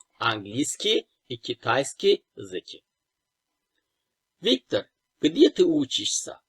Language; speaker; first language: Russian; non-native, fluent; Turkish